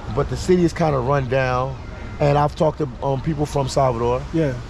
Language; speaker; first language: English; native; English